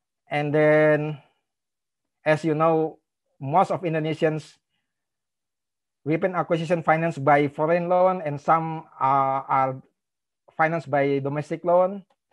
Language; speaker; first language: English; non-native, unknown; Indonesian